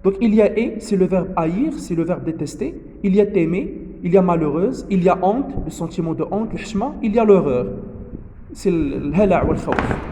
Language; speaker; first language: French; non-native, local second language; Arabic